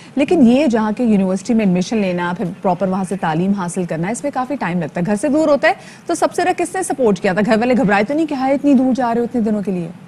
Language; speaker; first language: Urdu; non-native, local second language; Khowar